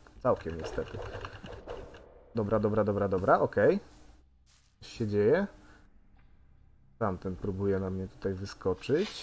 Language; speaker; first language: Polish; native; Polish